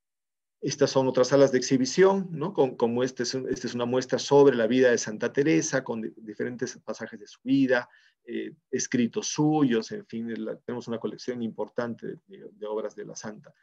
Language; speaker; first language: Spanish; native; Spanish